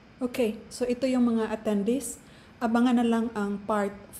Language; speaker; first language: Filipino; native; Filipino